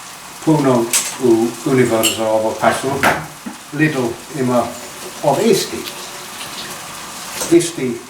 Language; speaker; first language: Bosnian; non-native, learner; English